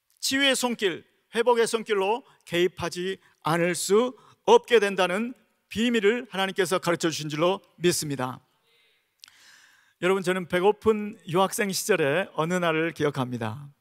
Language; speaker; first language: Korean; native; Korean